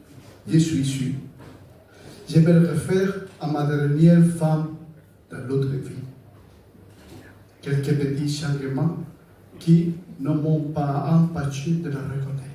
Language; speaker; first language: French; non-native, fluent; Spanish